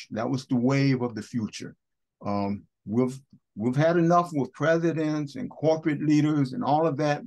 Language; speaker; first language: English; native; English